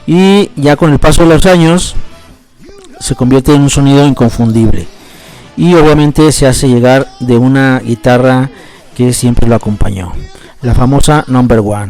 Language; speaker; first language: Spanish; native; Spanish